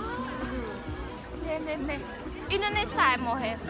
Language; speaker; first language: Korean; non-native, learner; Indonesian